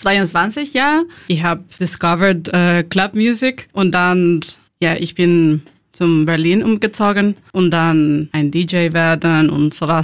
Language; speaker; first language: German; non-native, learner; Spanish